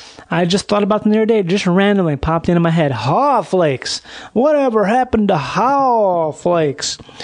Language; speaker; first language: English; native; English